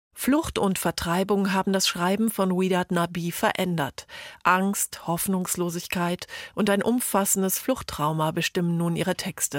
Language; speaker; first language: German; native; German